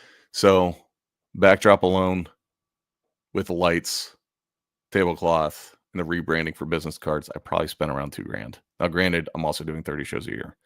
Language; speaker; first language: English; native; English